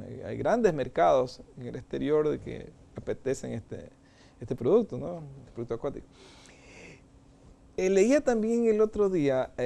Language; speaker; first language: Spanish; native; Spanish